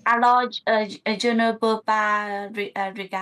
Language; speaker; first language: French; non-native, learner; Vietnamese